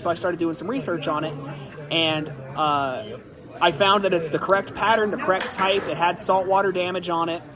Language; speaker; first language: English; native; English